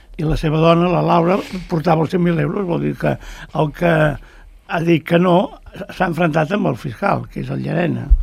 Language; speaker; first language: Catalan; native; Catalan